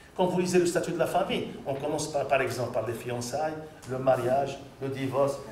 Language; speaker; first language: French; non-native, local second language; Arabic